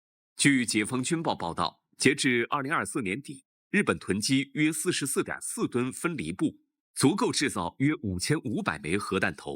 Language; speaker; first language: Chinese; native; Chinese